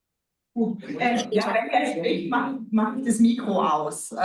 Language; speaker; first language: German; native; German